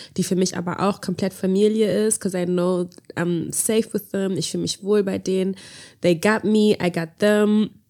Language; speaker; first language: German; early bilingual, heritage; German